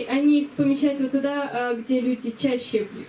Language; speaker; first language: Russian; native; Russian